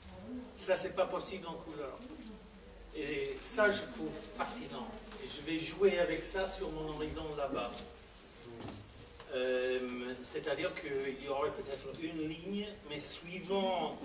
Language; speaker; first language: French; non-native, fluent; English